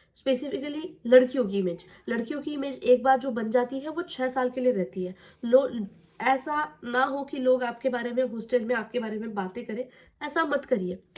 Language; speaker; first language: Hindi; non-native, local second language; Marathi